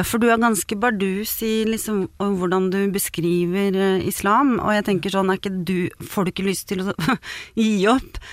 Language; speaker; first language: Norwegian; native; Norwegian